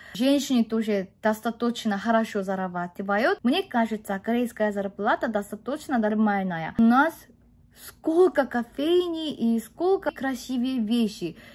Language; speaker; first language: Russian; non-native, fluent; Korean